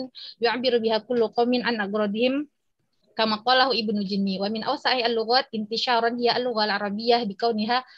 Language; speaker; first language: Arabic; non-native, fluent; Indonesian